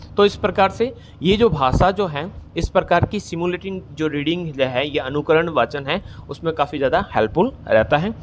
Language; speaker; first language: Hindi; native; Hindi